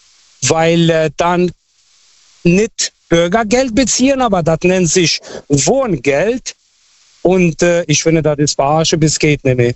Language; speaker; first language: German; non-native, fluent; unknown